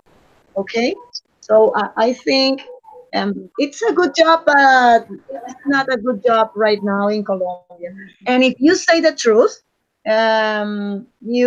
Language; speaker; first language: English; non-native, learner; Spanish